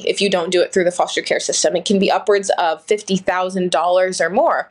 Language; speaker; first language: English; native; English